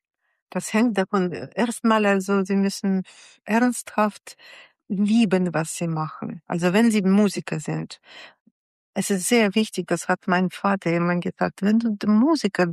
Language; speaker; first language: German; non-native, fluent; Russian